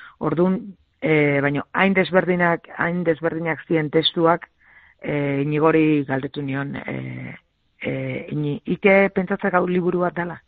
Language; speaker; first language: Basque; native; Basque